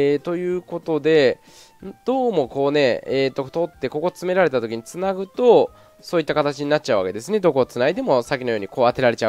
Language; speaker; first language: Japanese; native; Japanese